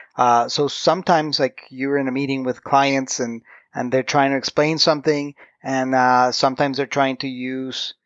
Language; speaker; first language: English; non-native, fluent; Spanish